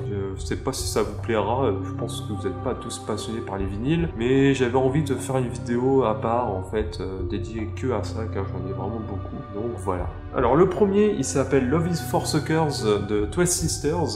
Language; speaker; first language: French; native; French